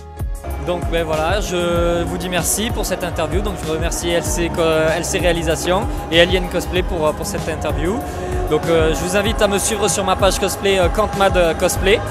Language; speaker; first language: French; native; French